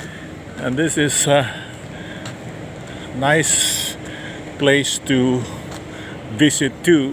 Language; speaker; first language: English; non-native, local second language; Filipino